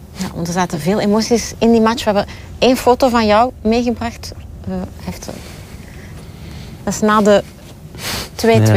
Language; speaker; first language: Dutch; native; Dutch